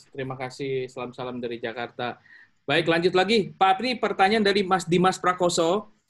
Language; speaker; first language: Indonesian; native; Indonesian